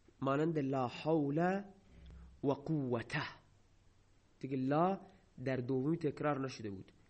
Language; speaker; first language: Persian; non-native, local second language; Baluchi